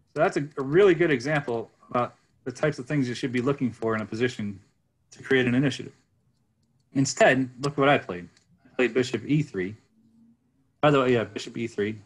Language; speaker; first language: English; native; English